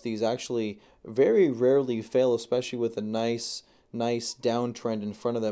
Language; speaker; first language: English; native; English